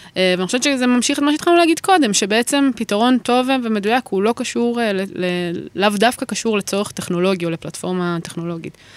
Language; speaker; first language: Hebrew; native; Hebrew